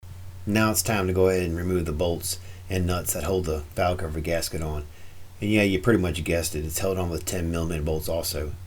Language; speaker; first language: English; native; English